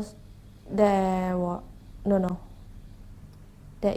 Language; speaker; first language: English; non-native, learner; Thai